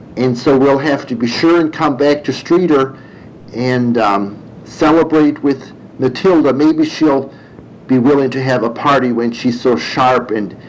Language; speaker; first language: English; early bilingual, other home language; German